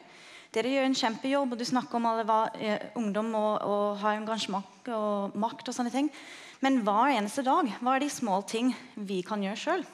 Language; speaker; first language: Norwegian; non-native, fluent; English